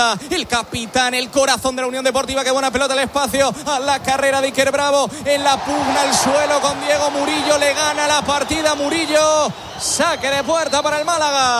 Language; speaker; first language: Spanish; native; Spanish